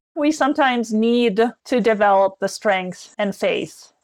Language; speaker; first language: English; non-native, fluent; Arabic